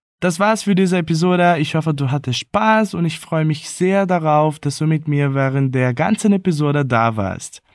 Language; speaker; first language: German; non-native, fluent; Portuguese